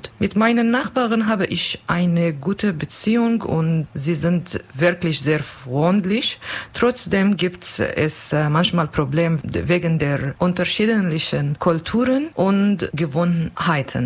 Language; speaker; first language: German; non-native, learner; Kurdish